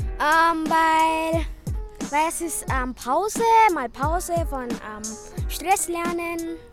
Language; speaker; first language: German; early bilingual, other home language; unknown